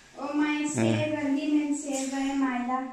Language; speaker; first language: Chinese; non-native, learner; Nepali